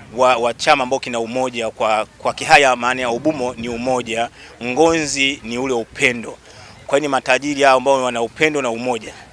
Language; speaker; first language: Swahili; non-native, local second language; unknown